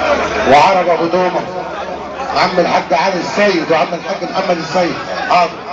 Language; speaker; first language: Arabic; native; Arabic